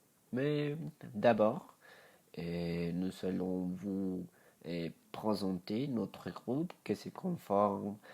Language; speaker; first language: French; non-native, learner; Spanish